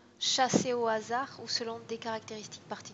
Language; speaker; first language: French; native; French